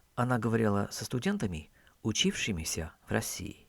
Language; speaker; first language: Russian; non-native, fluent; English